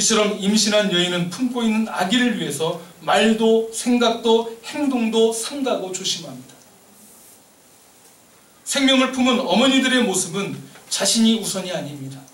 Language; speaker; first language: Korean; native; Korean